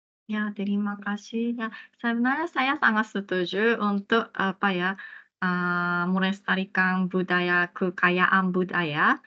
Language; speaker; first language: Indonesian; non-native, fluent; Japanese